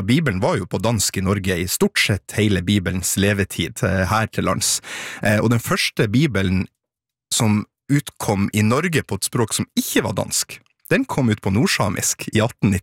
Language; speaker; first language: Norwegian; native; Norwegian